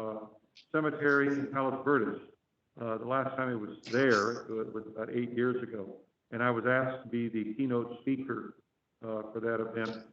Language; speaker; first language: English; native; English